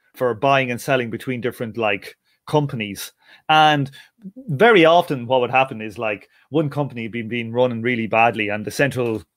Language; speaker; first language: English; native; English